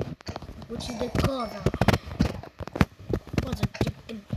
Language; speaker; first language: Italian; early bilingual, other home language; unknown